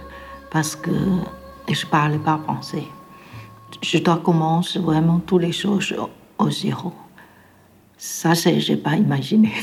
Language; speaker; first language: French; non-native, learner; Chinese